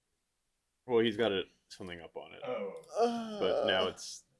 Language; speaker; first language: English; native; English